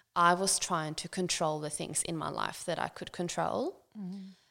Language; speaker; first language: English; non-native, fluent; Swedish